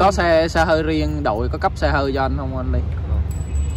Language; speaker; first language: Vietnamese; native; Vietnamese